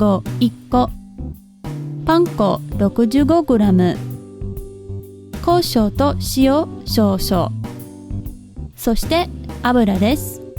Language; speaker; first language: Japanese; non-native, learner; English